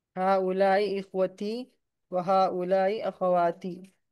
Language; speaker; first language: Arabic; non-native, learner; Urdu